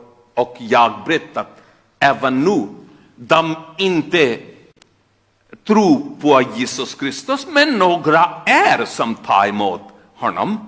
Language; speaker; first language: Swedish; non-native, fluent; Urdu